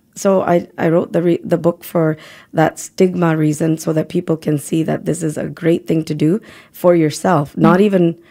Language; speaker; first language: English; native; English